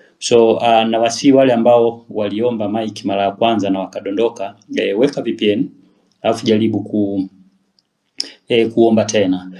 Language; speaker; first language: Swahili; native; Swahili